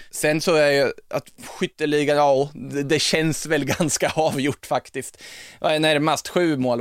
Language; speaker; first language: Swedish; native; Swedish